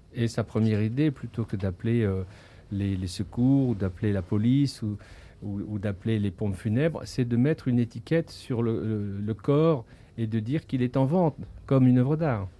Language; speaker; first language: French; native; French